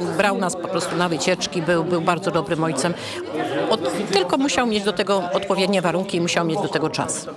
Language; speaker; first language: Polish; native; Polish